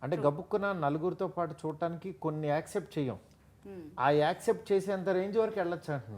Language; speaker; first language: Telugu; native; Telugu